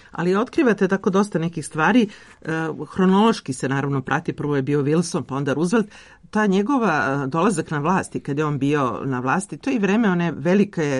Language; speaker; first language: Serbian; native; Serbian